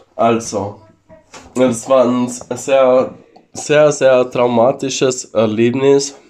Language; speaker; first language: German; non-native, local second language; Ladin